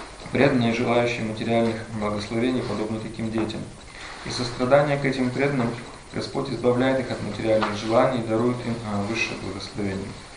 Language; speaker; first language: Russian; native; Russian